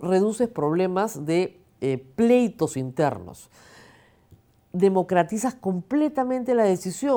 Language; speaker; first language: Spanish; native; Spanish